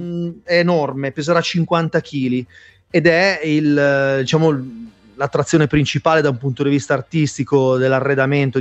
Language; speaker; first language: Italian; native; Italian